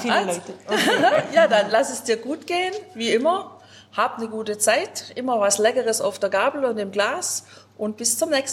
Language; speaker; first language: German; native; German